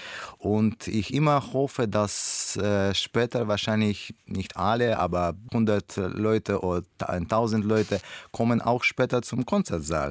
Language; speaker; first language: German; non-native, learner; Russian